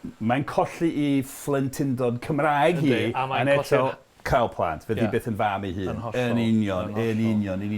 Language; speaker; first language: Welsh; non-native, fluent; English